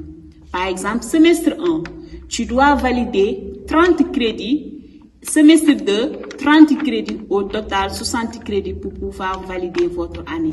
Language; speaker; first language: French; non-native, local second language; Wolof